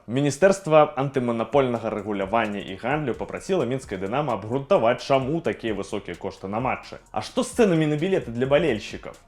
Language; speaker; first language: Belarusian; non-native, local second language; Russian